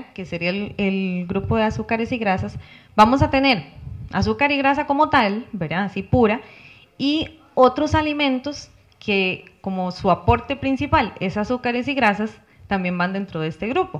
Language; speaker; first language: Spanish; native; Spanish